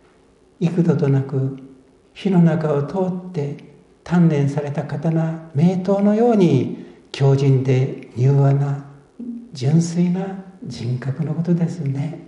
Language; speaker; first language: Japanese; native; Japanese